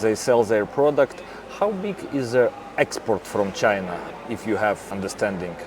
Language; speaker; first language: English; non-native, fluent; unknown